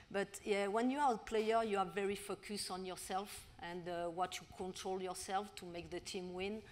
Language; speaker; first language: English; non-native, learner; French